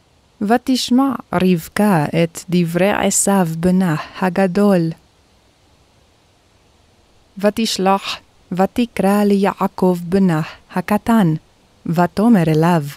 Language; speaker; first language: Hebrew; non-native, fluent; Korean